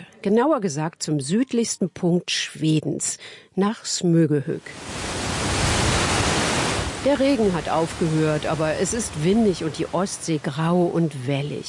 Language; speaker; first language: German; native; German